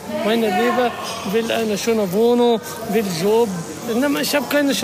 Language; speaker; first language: German; non-native, learner; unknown